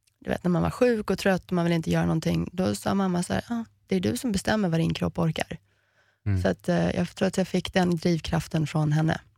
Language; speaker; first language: Swedish; early bilingual, heritage; Swedish